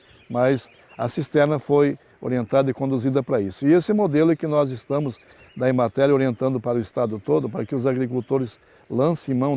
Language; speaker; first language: Portuguese; native; Portuguese